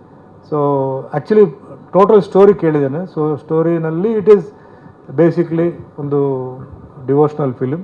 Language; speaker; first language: Kannada; non-native, fluent; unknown